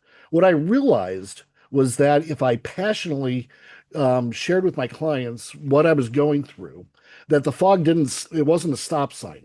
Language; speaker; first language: English; native; English